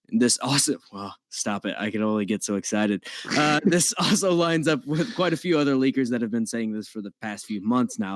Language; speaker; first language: English; native; English